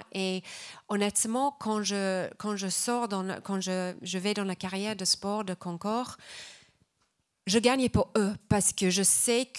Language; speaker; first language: French; non-native, fluent; English